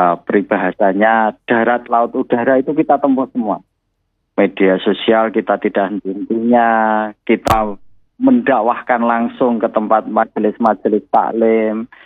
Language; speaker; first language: Malay; non-native, local second language; Javanese